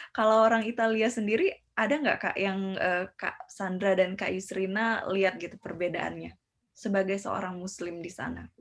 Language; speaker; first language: Indonesian; native; Indonesian